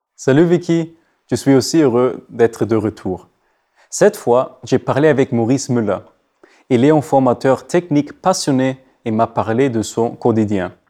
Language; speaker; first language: French; non-native, local second language; Swiss German